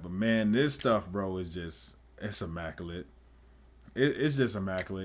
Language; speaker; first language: English; native; English